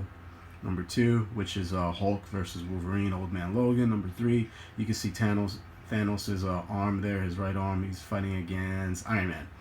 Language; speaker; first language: English; native; English